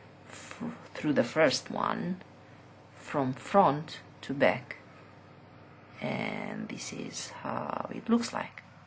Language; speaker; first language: English; non-native, fluent; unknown